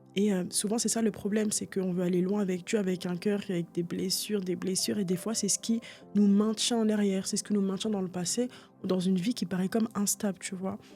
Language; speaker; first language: French; early bilingual, other home language; Portuguese